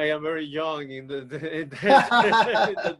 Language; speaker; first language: English; non-native, learner; Spanish